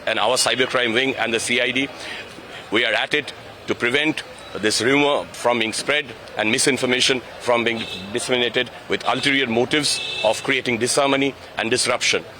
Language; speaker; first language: English; non-native, local second language; Bangla